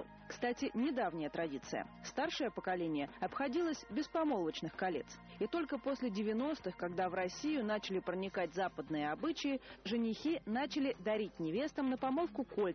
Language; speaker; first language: Russian; native; Russian